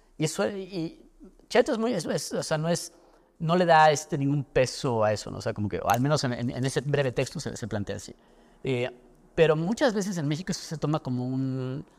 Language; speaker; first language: Spanish; native; Spanish